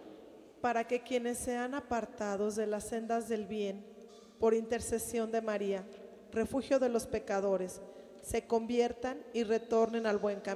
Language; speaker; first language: Spanish; native; Spanish